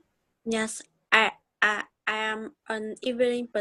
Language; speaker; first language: English; non-native, learner; Vietnamese